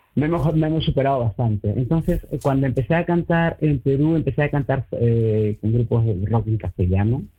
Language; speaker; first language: Spanish; native; Spanish